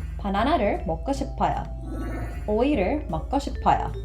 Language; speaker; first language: Korean; non-native, fluent; English